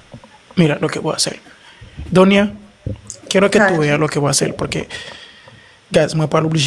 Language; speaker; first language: Spanish; non-native, learner; Haitian Creole